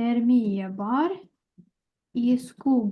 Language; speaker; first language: Norwegian; non-native, fluent; Lithuanian